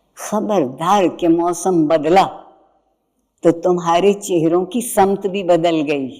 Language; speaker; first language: Urdu; native; Urdu